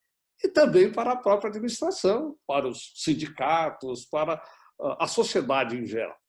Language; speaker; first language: Portuguese; native; Portuguese